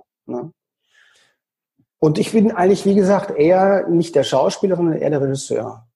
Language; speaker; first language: German; native; German